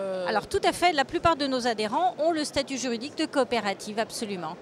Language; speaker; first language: French; native; French